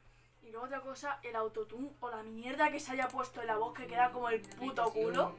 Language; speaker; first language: Spanish; native; Spanish